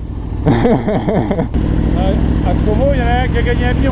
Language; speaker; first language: French; native; French